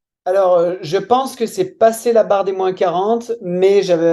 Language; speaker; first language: French; native; French